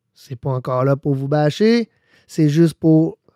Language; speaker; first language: French; native; French